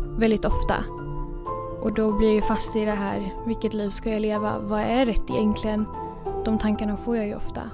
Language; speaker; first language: Swedish; early bilingual, other home language; Kurdish